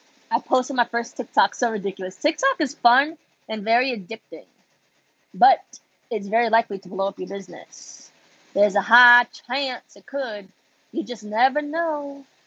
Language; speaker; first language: English; early bilingual, other home language; Spanish